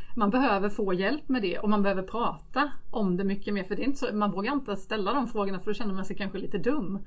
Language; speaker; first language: Swedish; native; Swedish